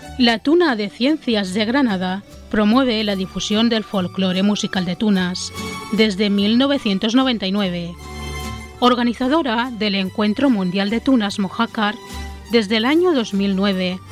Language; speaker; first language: Spanish; native; Spanish